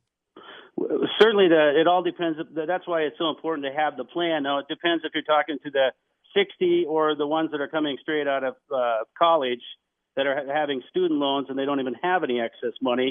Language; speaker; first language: English; native; English